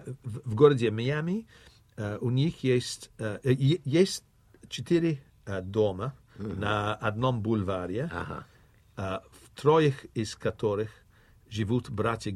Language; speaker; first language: Russian; non-native, fluent; English